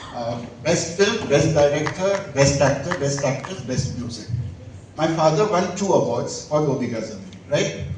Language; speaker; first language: English; non-native, local second language; Bangla